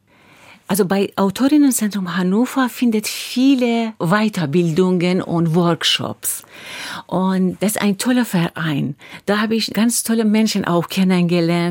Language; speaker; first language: German; non-native, fluent; Persian